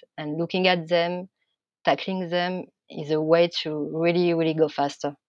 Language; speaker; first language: English; non-native, fluent; French